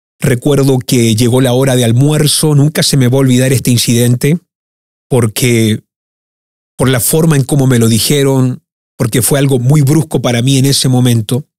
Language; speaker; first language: Spanish; early bilingual, heritage; Spanish